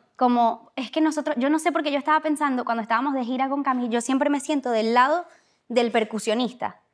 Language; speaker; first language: Spanish; early bilingual, heritage; Spanish